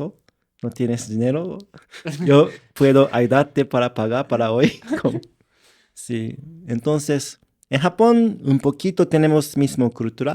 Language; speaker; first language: Spanish; non-native, learner; Japanese